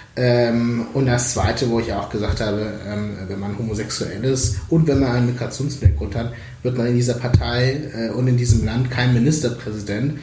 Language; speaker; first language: German; native; German